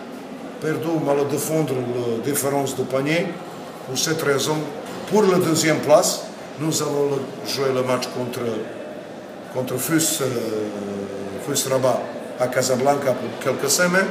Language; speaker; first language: French; non-native, learner; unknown